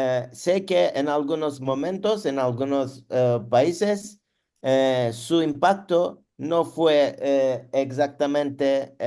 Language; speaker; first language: Spanish; non-native, learner; Turkish